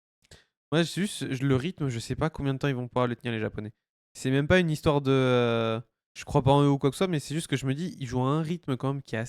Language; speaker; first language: French; native; French